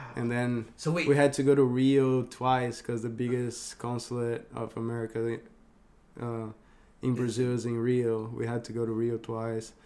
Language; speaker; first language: English; non-native, fluent; Portuguese